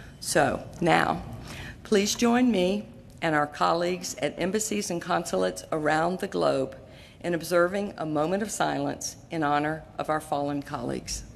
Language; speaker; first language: English; native; English